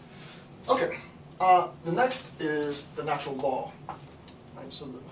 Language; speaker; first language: English; native; English